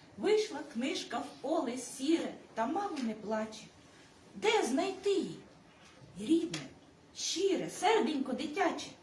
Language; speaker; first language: Ukrainian; native; Ukrainian